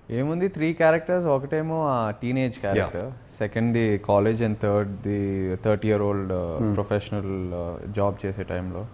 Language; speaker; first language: Telugu; native; Telugu